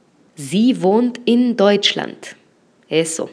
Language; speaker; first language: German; non-native, fluent; Spanish